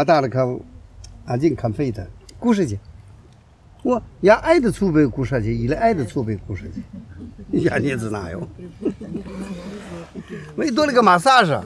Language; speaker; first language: Russian; non-native, learner; Chinese